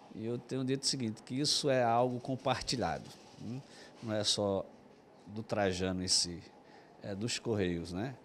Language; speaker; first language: Portuguese; native; Portuguese